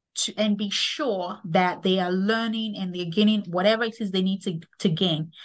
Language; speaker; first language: English; non-native, local second language; Yoruba